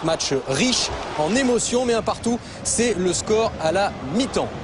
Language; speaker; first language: French; native; French